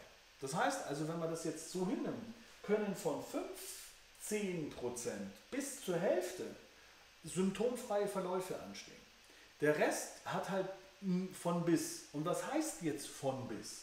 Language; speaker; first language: German; native; German